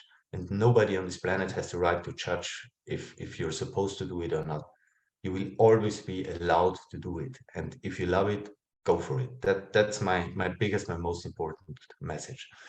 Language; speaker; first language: English; non-native, fluent; German